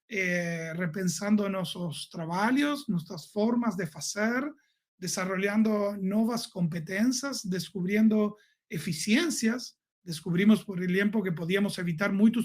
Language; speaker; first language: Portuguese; non-native, learner; Spanish